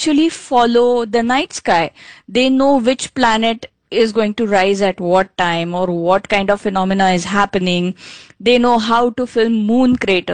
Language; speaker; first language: English; non-native, local second language; Marathi